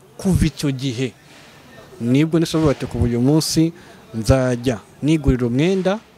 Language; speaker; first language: Kinyarwanda; early bilingual, heritage; Kinyarwanda